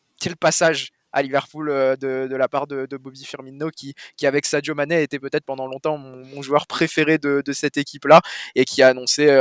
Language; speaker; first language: French; native; French